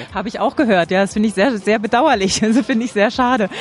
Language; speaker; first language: German; native; German